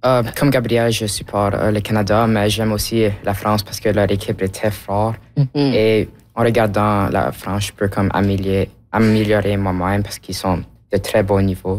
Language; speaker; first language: French; non-native, local second language; English